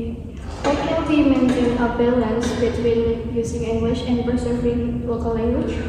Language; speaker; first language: English; non-native, learner; Indonesian